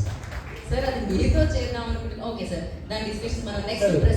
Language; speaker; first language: Telugu; native; Telugu